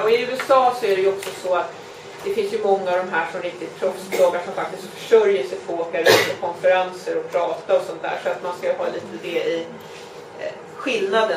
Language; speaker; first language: Swedish; native; Swedish